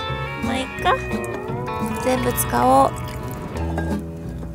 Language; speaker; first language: Japanese; native; Japanese